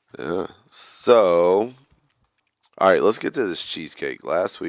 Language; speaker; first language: English; native; English